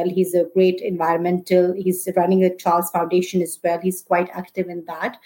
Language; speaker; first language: English; non-native, local second language; Urdu